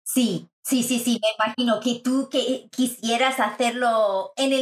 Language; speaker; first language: Spanish; non-native, fluent; English